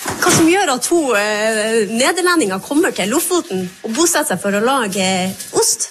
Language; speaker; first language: Norwegian; native; Norwegian